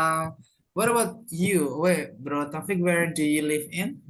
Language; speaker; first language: English; non-native, fluent; Indonesian